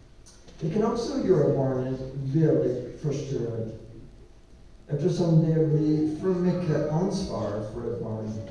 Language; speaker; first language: Swedish; non-native, learner; English